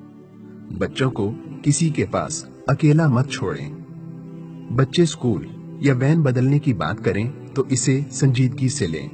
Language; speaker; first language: Urdu; native; Urdu